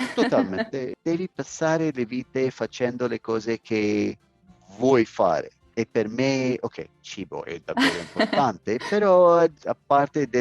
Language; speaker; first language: Italian; non-native, learner; English